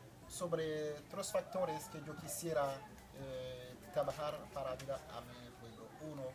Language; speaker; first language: Spanish; non-native, fluent; Haitian Creole